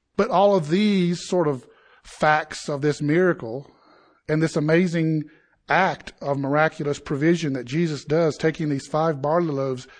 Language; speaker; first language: English; native; English